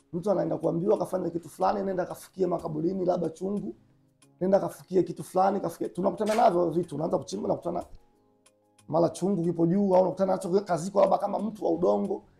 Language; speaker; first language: Swahili; native; Swahili